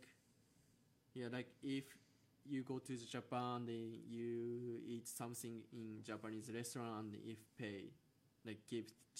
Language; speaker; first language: English; non-native, learner; Japanese